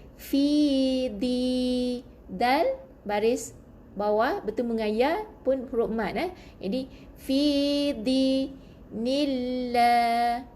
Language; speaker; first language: Malay; native; Malay